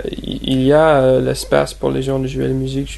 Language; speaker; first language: French; non-native, fluent; English